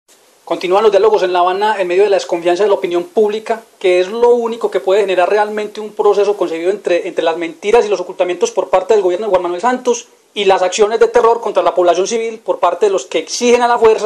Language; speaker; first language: Spanish; native; Spanish